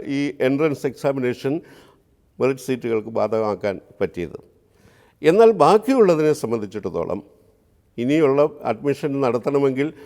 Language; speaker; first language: Malayalam; native; Malayalam